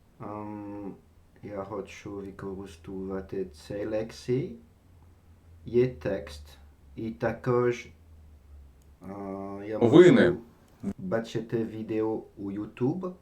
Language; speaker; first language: Ukrainian; non-native, learner; French